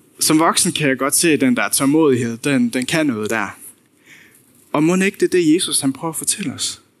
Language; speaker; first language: Danish; non-native, local second language; Faroese